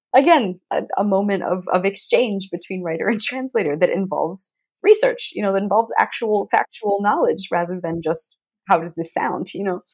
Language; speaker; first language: English; native; English